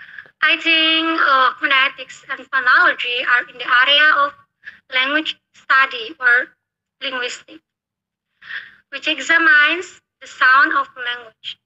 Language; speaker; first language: English; non-native, learner; Indonesian